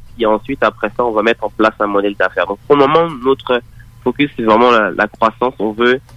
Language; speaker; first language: French; native; French